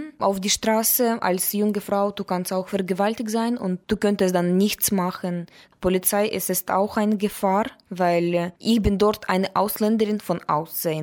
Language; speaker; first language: German; non-native, learner; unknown